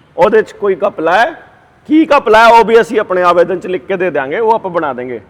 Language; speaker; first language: Hindi; non-native, local second language; Punjabi